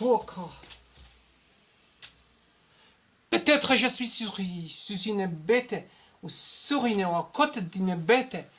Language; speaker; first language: French; non-native, learner; German